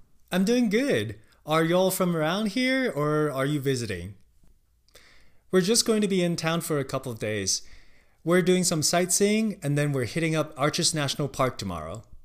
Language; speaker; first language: English; non-native, fluent; Chinese